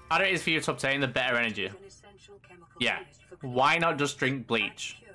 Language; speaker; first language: English; native; English